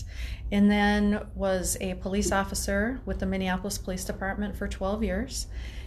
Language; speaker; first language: English; native; English